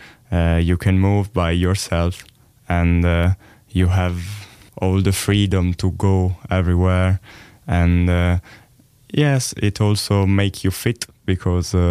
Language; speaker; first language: English; non-native, learner; Italian